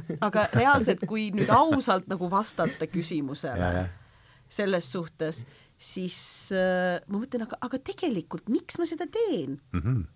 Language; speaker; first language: Estonian; early bilingual, heritage; Estonian